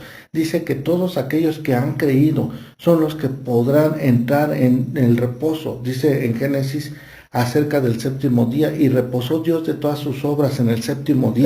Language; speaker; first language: Spanish; native; Spanish